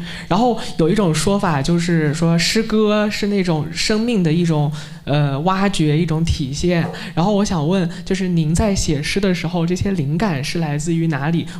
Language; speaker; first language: Chinese; native; Chinese